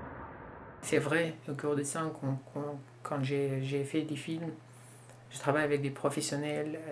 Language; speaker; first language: French; non-native, learner; Kurdish